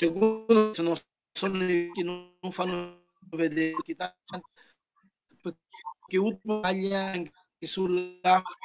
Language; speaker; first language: Italian; non-native, learner; Portuguese